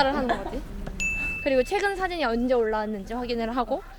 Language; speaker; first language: Korean; native; Korean